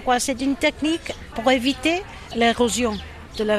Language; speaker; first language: French; non-native, learner; Catalan